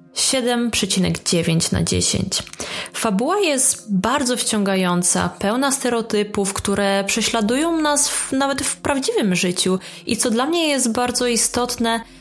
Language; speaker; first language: Polish; early bilingual, heritage; Italian